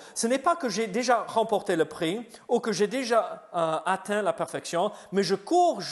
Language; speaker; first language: French; native; French